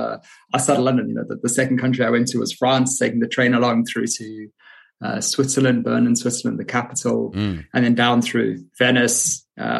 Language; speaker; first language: English; native; English